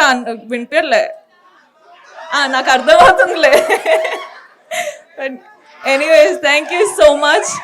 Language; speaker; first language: Telugu; non-native, fluent; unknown